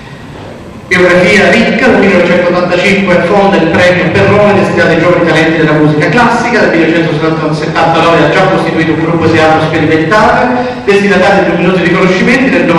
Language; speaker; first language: Italian; native; Italian